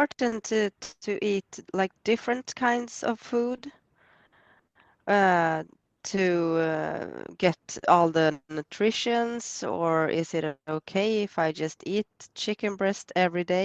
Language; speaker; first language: English; non-native, fluent; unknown